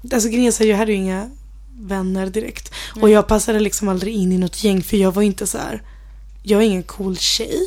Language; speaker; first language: Swedish; early bilingual, other home language; Spanish